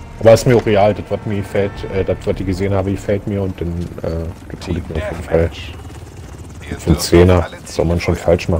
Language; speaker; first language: German; native; German